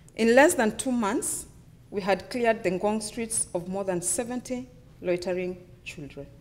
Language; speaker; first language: English; non-native, local second language; Luyia